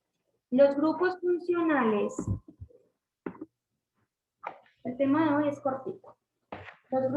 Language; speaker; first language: Spanish; native; Spanish